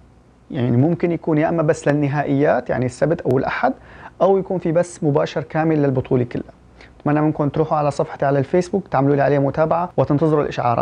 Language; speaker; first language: Arabic; early bilingual, heritage; Arabic